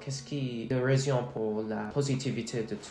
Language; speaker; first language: French; non-native, learner; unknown